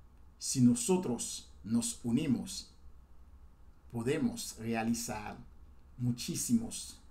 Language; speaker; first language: Spanish; non-native, fluent; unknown